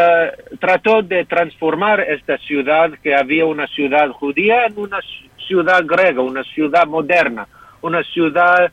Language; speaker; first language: Spanish; non-native, fluent; English